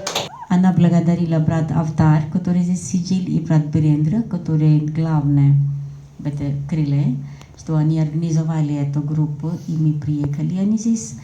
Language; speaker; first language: Russian; non-native, fluent; Hindi